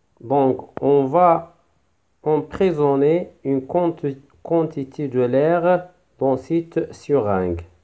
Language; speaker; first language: French; non-native, local second language; Arabic